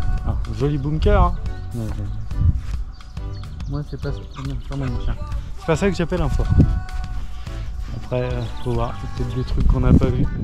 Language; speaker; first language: French; native; French